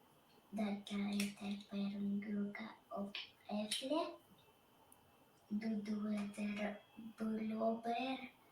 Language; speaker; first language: Swedish; non-native, learner; Russian